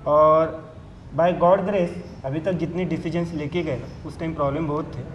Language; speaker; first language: Hindi; non-native, local second language; Marathi